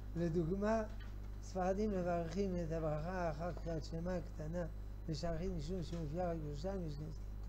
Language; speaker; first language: Hebrew; non-native, fluent; French